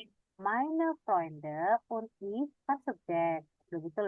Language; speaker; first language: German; non-native, fluent; Indonesian